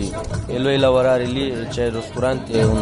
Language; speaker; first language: Italian; non-native, learner; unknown